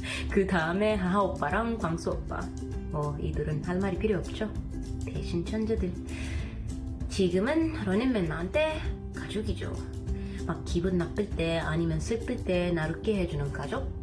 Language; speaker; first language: Korean; non-native, fluent; Hausa